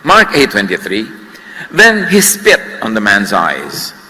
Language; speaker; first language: English; non-native, local second language; Filipino